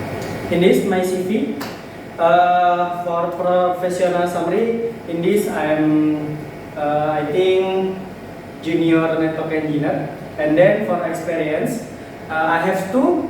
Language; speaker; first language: English; non-native, learner; Indonesian